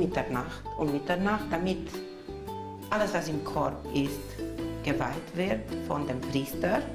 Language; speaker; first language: German; non-native, local second language; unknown